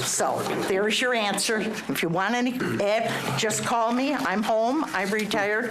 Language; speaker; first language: English; native; English